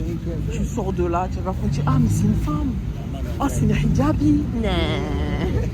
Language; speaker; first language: French; native; French